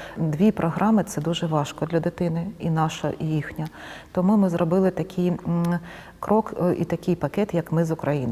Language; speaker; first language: Ukrainian; non-native, local second language; Russian